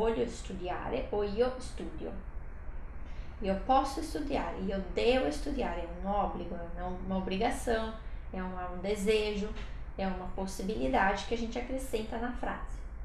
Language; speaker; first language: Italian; non-native, fluent; Portuguese